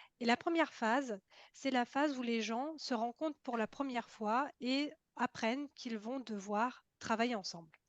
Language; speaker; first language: French; native; French